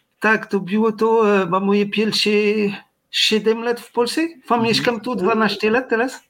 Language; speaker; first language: Polish; non-native, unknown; French